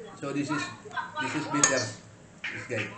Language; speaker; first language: English; non-native, learner; Filipino